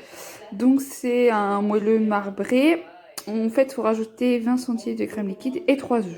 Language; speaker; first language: French; native; French